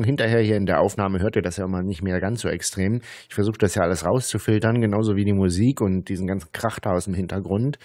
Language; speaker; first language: German; native; German